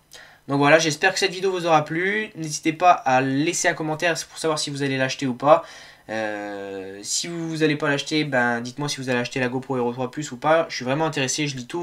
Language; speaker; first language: French; native; French